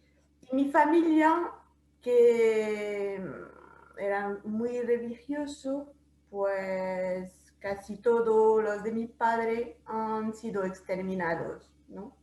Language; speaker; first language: Spanish; non-native, fluent; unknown